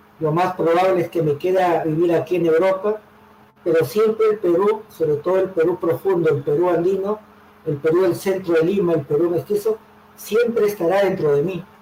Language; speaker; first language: Spanish; native; Spanish